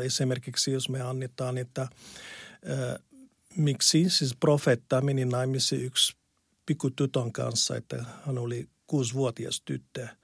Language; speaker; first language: Finnish; non-native, learner; Arabic